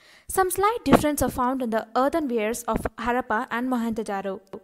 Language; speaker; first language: English; non-native, local second language; Tamil